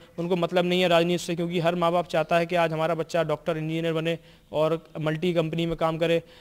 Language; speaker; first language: Hindi; native; Hindi